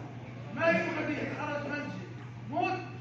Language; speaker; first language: Arabic; non-native, learner; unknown